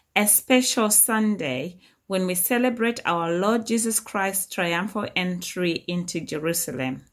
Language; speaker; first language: English; non-native, local second language; Shona